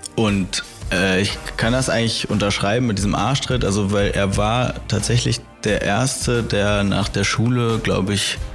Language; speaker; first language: German; native; German